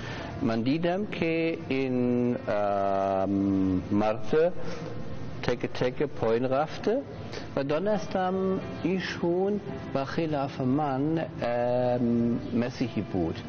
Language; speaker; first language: Persian; non-native, learner; German